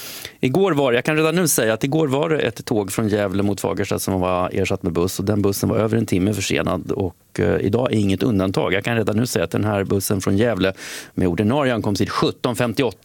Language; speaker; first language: Swedish; native; Swedish